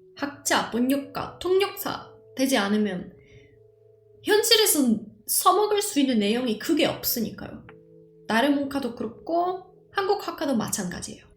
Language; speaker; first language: Korean; non-native, fluent; Czech